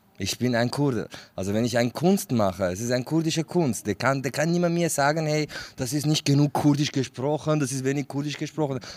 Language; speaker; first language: German; non-native, fluent; Kurdish